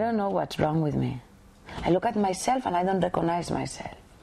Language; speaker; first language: English; non-native, fluent; Spanish